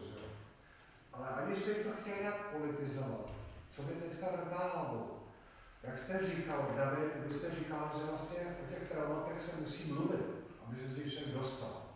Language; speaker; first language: Czech; native; Czech